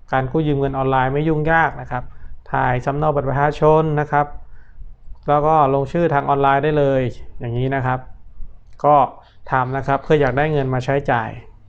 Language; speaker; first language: Thai; native; Thai